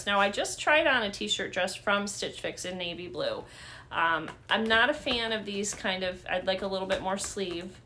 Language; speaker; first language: English; native; English